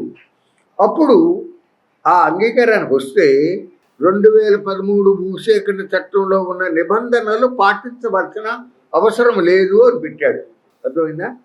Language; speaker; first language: Telugu; native; Telugu